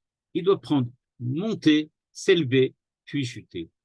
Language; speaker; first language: French; native; French